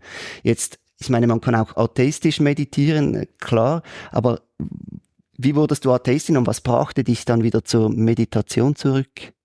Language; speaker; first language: German; native; German